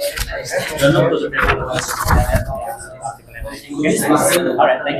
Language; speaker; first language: English; non-native, fluent; Indonesian